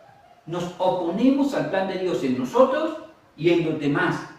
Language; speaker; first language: Spanish; native; Spanish